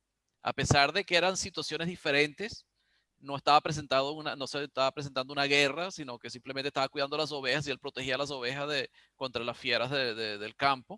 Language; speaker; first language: Spanish; native; Spanish